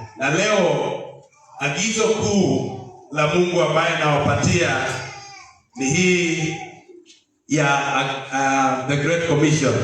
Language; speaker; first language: Swahili; non-native, local second language; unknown